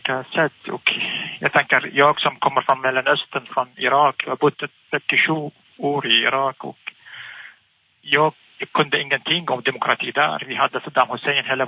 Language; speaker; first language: Swedish; non-native, learner; Arabic